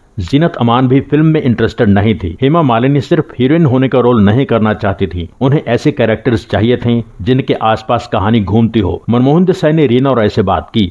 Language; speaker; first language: Hindi; native; Hindi